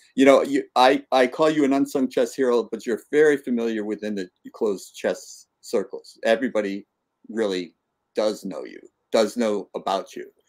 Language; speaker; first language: English; native; English